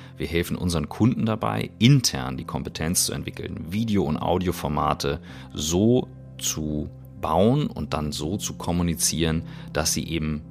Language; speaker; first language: German; native; German